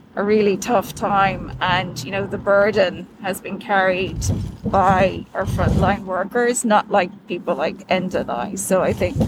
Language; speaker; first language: English; native; English